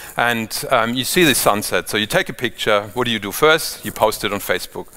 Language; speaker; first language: English; non-native, fluent; German